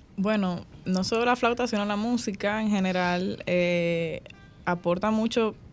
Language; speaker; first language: Spanish; native; Spanish